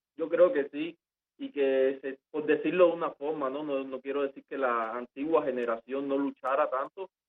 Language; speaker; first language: Spanish; native; Spanish